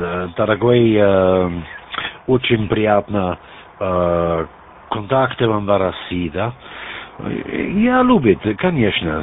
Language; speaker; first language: Russian; non-native, learner; German